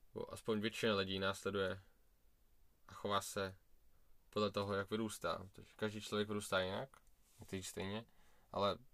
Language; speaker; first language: Czech; early bilingual, other home language; Russian